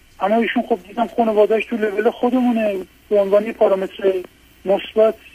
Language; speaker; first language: Persian; non-native, local second language; Azerbaijani